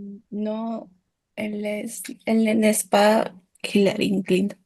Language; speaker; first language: French; non-native, learner; Spanish